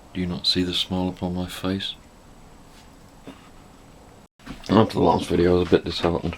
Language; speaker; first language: English; native; English